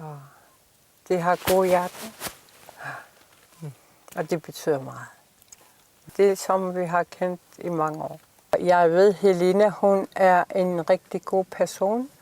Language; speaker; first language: Danish; non-native, local second language; Kalaallisut